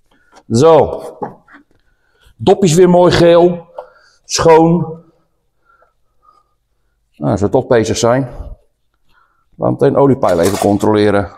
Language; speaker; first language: Dutch; native; Dutch